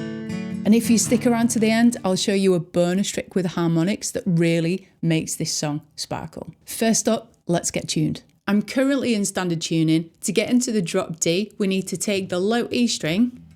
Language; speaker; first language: English; native; English